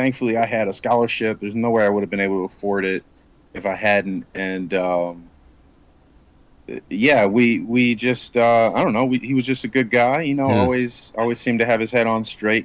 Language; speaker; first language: English; native; English